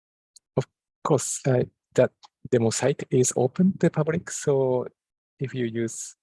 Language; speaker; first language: English; non-native, fluent; Japanese